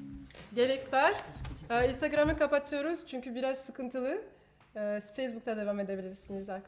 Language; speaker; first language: Turkish; non-native, fluent; French